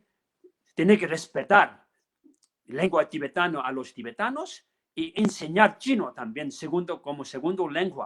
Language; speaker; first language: Spanish; non-native, learner; Tibetan